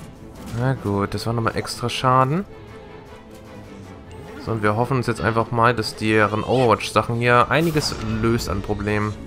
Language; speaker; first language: German; native; German